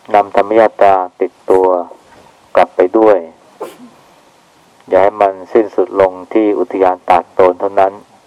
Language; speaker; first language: Thai; native; Thai